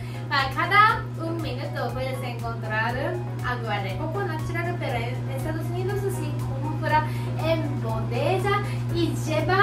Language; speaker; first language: Spanish; non-native, learner; Japanese